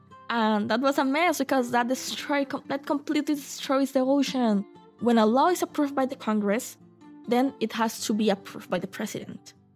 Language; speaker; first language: English; non-native, fluent; Spanish